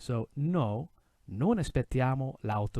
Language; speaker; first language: Italian; non-native, fluent; English